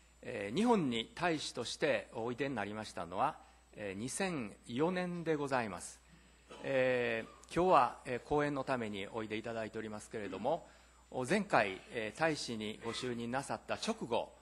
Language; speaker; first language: Japanese; native; Japanese